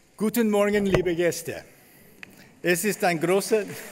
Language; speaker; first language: German; non-native, learner; Korean